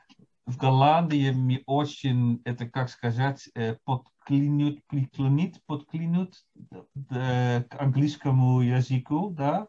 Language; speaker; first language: Russian; non-native, fluent; Dutch